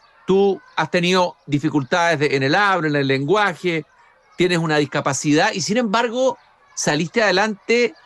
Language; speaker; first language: Spanish; native; Spanish